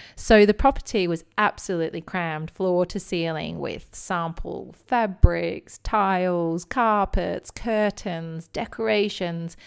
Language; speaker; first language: English; native; English